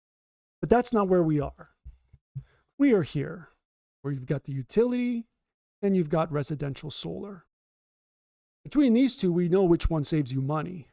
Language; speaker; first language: English; native; English